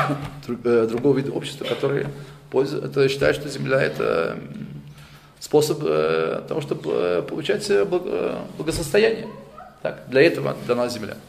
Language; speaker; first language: Russian; native; Russian